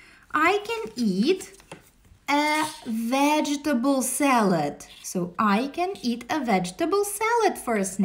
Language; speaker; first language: English; non-native, fluent; Russian